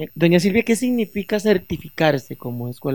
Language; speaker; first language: Spanish; native; Spanish